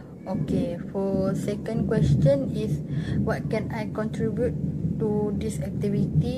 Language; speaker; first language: English; non-native, local second language; Malay